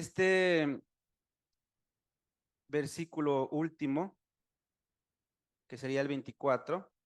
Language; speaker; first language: Spanish; native; Spanish